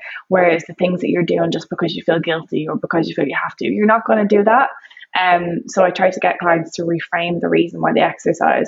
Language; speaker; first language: English; native; English